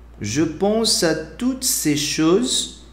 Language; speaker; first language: French; non-native, fluent; Portuguese